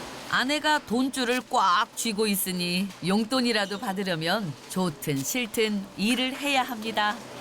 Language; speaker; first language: Korean; native; Korean